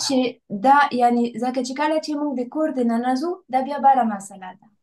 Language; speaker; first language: Pashto; non-native, fluent; French